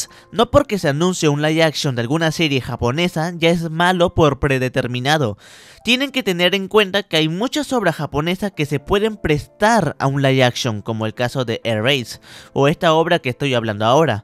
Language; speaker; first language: Spanish; native; Spanish